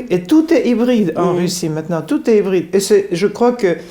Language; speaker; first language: French; non-native, fluent; Russian